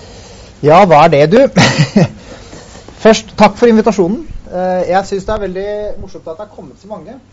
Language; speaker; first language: Norwegian; native; Norwegian